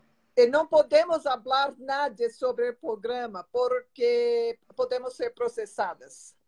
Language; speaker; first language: Spanish; non-native, learner; Portuguese